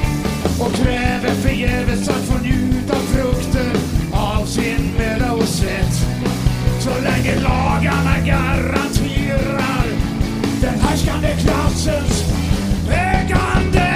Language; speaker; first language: Swedish; native; Swedish